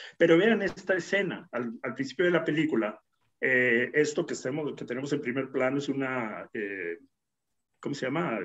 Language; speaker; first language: Spanish; native; Spanish